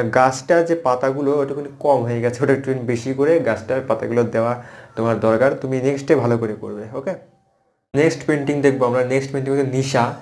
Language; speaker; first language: Bangla; native; Bangla